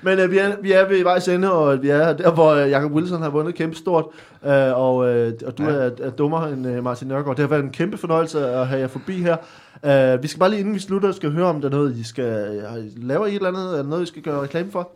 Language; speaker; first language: Danish; native; Danish